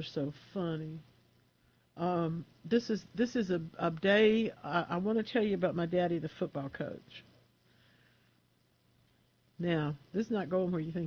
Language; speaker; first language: English; native; English